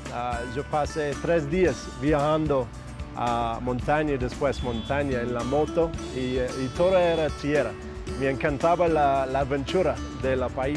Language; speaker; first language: Spanish; non-native, fluent; English